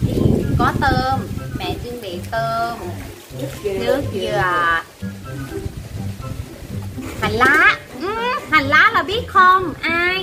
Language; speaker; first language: Vietnamese; non-native, learner; Thai